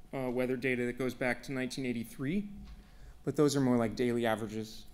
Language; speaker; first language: English; native; English